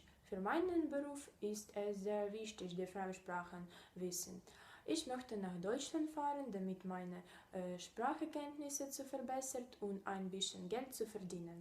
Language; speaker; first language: German; non-native, learner; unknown